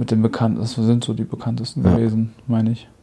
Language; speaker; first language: German; native; German